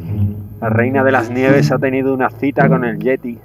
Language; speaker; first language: Spanish; native; Spanish